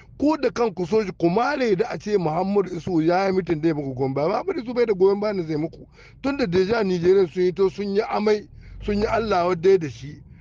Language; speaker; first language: Hausa; native; Hausa